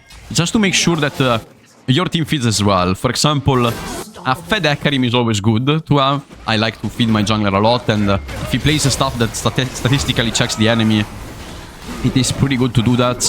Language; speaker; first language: English; non-native, fluent; Italian